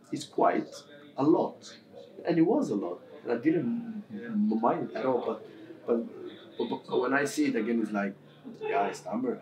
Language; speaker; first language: English; non-native, fluent; Swedish